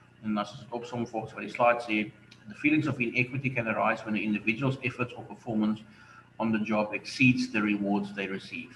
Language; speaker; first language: English; non-native, local second language; Afrikaans